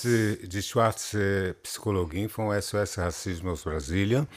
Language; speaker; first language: German; non-native, learner; Portuguese